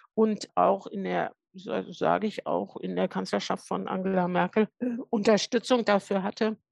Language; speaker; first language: German; native; German